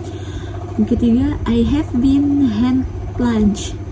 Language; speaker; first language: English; non-native, learner; Indonesian